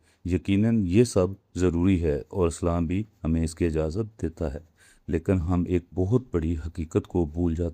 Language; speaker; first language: Urdu; native; Urdu